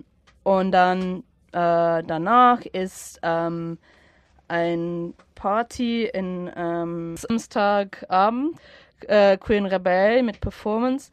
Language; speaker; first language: German; non-native, fluent; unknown